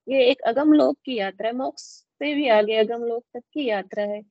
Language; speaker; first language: Hindi; native; Hindi